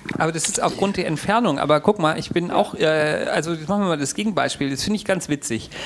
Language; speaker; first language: German; native; German